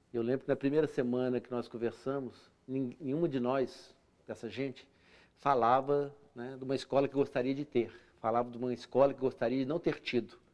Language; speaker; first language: Portuguese; native; Portuguese